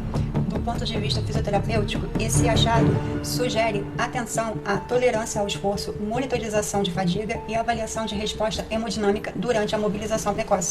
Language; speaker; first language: Portuguese; native; Portuguese